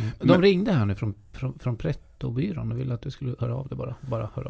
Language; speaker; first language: Swedish; native; Swedish